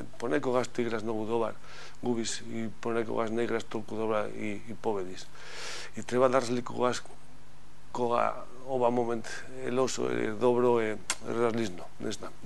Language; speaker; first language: Macedonian; non-native, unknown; Spanish